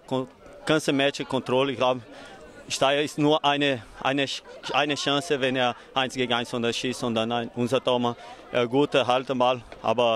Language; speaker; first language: German; non-native, learner; Portuguese